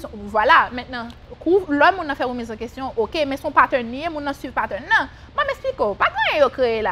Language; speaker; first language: French; non-native, local second language; Haitian Creole